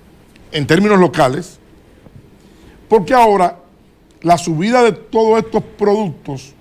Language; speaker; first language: Spanish; native; Spanish